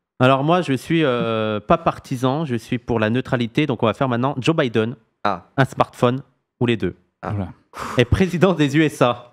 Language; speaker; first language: French; native; French